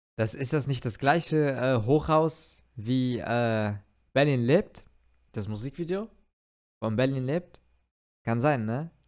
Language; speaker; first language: German; early bilingual, other home language; Turkish